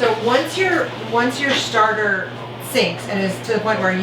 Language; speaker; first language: English; native; English